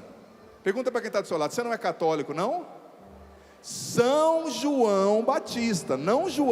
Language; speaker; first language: Portuguese; native; Portuguese